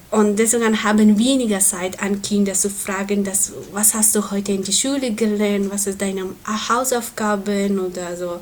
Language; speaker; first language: German; non-native, learner; Persian